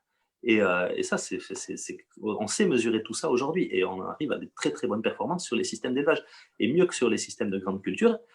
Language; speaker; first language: French; native; French